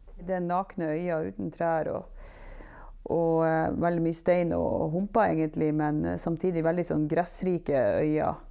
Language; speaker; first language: Norwegian; native; Norwegian